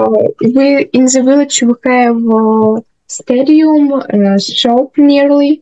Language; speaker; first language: English; non-native, learner; Russian